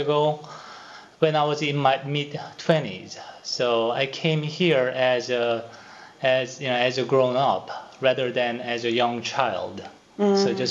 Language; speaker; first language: English; non-native, fluent; Korean